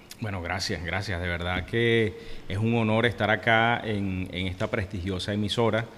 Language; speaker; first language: Spanish; native; Spanish